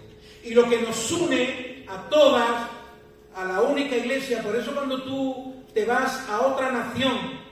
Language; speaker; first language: Spanish; native; Spanish